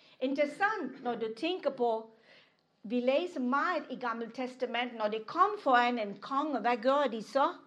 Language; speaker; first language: Danish; non-native, fluent; English